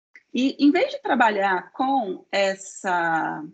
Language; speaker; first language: Portuguese; native; Portuguese